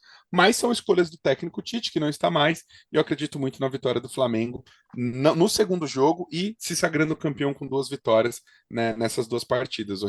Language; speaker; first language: Portuguese; native; Portuguese